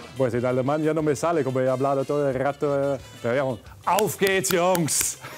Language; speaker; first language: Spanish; non-native, fluent; German